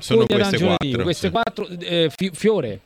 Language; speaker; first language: Italian; native; Italian